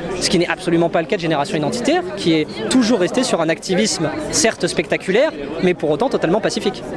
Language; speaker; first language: French; native; French